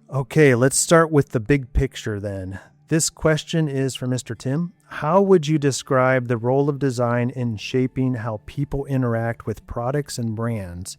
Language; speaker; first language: English; native; English